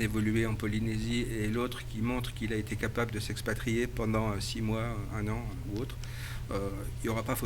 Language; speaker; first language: French; native; French